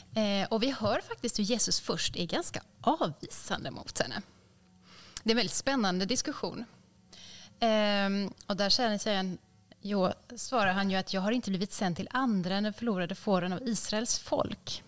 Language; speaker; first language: Swedish; native; Swedish